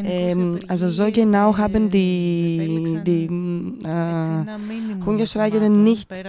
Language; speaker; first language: German; non-native, fluent; Greek